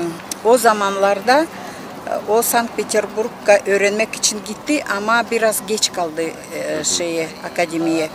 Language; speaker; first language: Turkish; non-native, learner; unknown